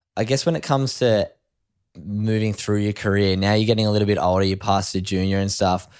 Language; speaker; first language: English; native; English